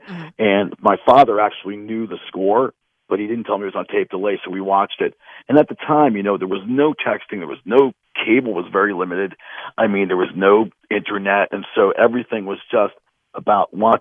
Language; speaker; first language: English; native; English